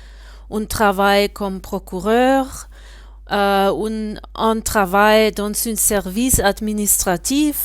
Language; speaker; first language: French; non-native, learner; German